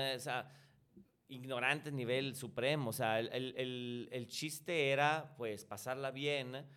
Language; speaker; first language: Spanish; non-native, fluent; Italian